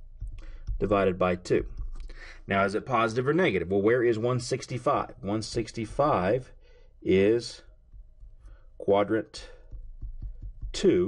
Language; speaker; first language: English; native; English